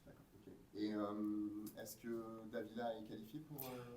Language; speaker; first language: French; native; French